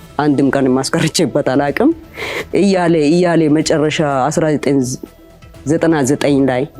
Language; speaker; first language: Amharic; non-native, local second language; Oromo